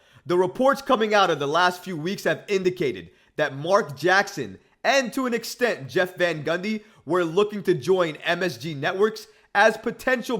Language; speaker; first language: English; native; English